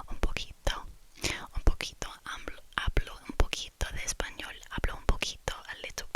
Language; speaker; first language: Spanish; non-native, learner; English